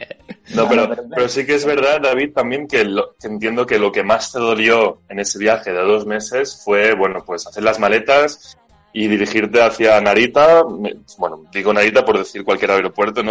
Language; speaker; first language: Spanish; native; Spanish